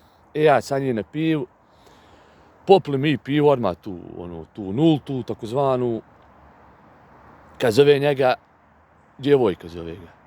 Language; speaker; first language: Bosnian; native; Bosnian